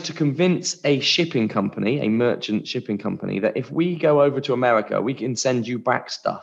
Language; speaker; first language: English; native; English